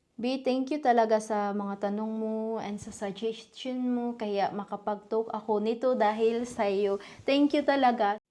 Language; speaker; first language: Filipino; non-native, local second language; Cebuano